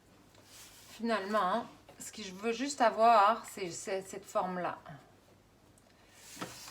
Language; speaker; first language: French; native; French